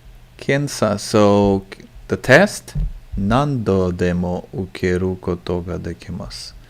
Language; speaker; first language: Japanese; non-native, learner; English